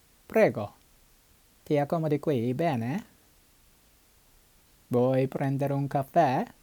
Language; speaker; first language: Italian; non-native, learner; Japanese